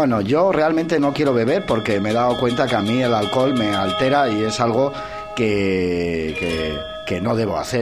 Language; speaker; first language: Spanish; native; Spanish